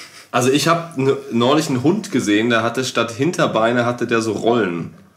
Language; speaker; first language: German; native; German